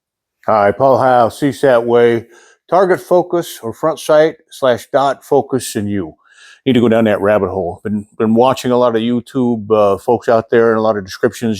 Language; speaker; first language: English; native; English